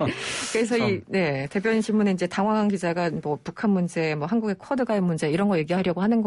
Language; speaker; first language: Korean; native; Korean